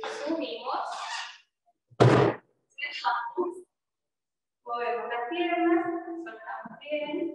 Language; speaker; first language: Spanish; native; Spanish